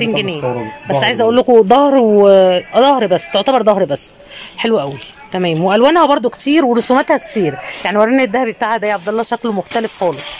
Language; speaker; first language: Arabic; native; Arabic